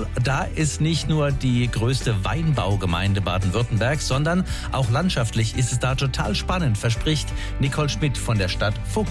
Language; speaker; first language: German; native; German